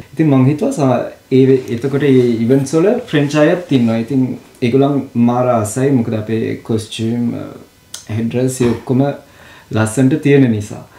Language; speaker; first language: Sinhala; early bilingual, heritage; Sinhala